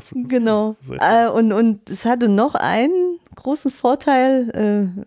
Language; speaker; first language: German; native; German